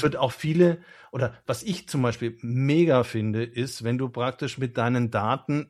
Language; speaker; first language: German; native; German